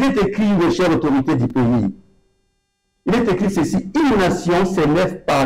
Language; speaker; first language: French; non-native, local second language; Lingala